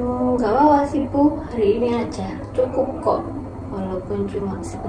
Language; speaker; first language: Indonesian; native; Indonesian